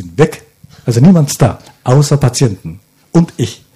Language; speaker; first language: German; non-native, fluent; Japanese